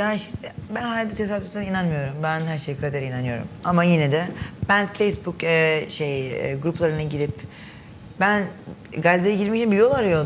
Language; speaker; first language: Turkish; early bilingual, heritage; Turkish